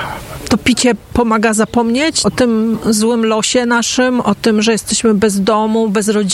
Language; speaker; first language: Polish; native; Polish